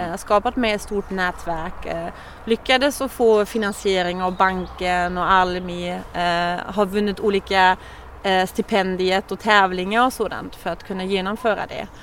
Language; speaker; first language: Swedish; non-native, fluent; German